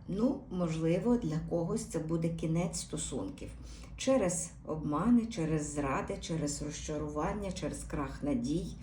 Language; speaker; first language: Ukrainian; native; Ukrainian